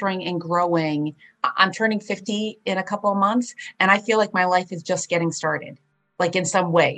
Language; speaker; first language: English; early bilingual, other home language; Polish